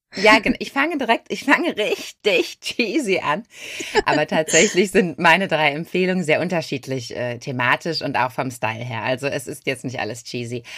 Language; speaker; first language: German; native; German